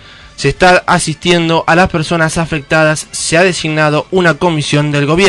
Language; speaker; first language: Spanish; native; Spanish